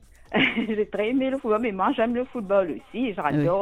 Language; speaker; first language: French; non-native, local second language; Morisyen